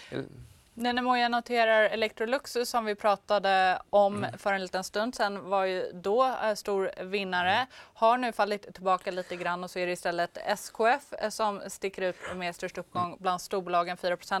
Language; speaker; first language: Swedish; native; Swedish